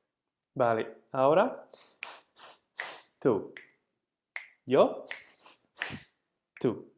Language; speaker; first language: Spanish; non-native, fluent; English